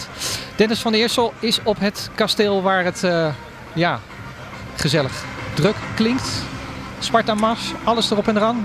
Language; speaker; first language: Dutch; native; Dutch